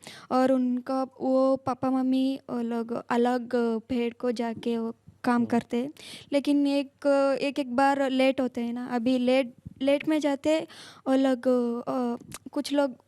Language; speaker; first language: Hindi; non-native, local second language; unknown